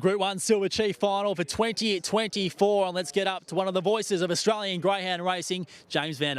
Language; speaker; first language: English; native; English